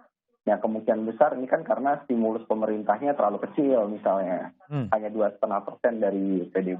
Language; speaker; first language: Indonesian; native; Indonesian